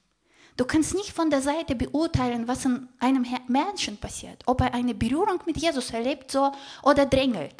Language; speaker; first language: German; non-native, fluent; Russian